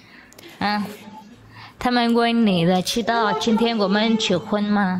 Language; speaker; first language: Chinese; non-native, learner; Vietnamese